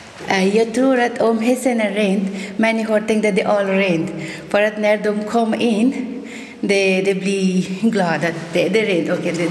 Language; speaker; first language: Swedish; non-native, learner; Somali